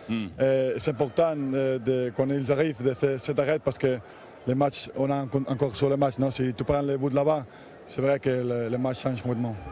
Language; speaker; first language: French; non-native, learner; Spanish